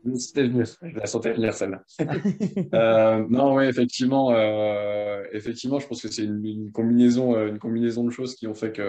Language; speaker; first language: French; native; French